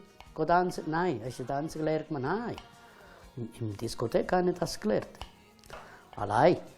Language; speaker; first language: German; non-native, fluent; Italian